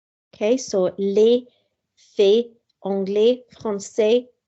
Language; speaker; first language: French; non-native, fluent; English